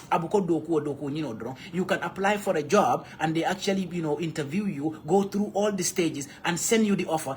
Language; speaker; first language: English; non-native, local second language; Wolof